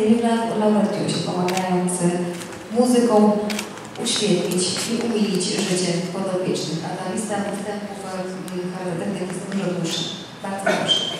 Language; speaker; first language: Polish; native; Polish